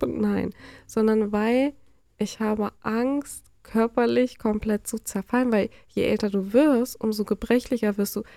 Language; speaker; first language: German; native; German